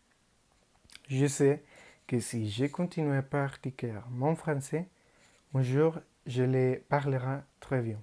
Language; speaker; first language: French; non-native, learner; Spanish